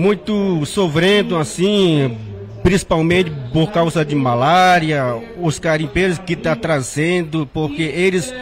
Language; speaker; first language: Portuguese; non-native, local second language; Yanomámi